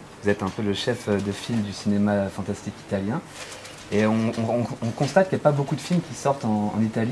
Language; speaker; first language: French; native; French